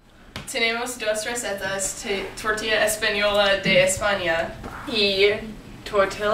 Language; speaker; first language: Spanish; non-native, learner; English